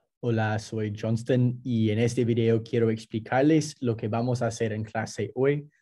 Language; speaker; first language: Spanish; non-native, fluent; English